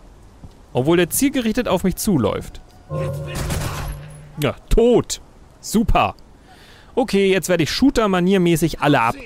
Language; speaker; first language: German; native; German